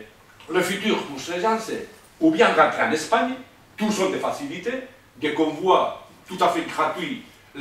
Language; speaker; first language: French; non-native, fluent; Spanish